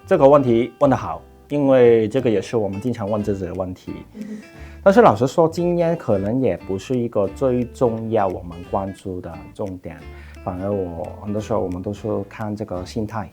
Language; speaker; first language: Chinese; non-native, local second language; Cantonese